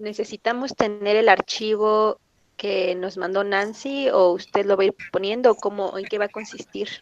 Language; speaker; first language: Spanish; native; Spanish